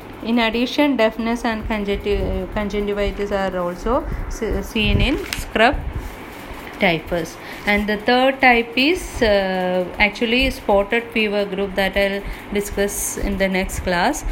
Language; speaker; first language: English; non-native, local second language; Malayalam